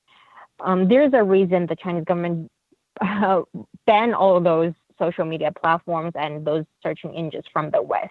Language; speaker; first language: English; non-native, fluent; Uyghur